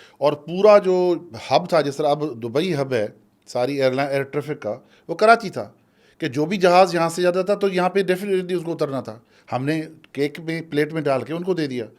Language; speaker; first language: Urdu; non-native, local second language; Sindhi